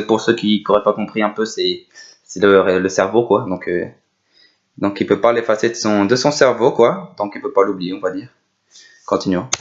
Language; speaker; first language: French; native; French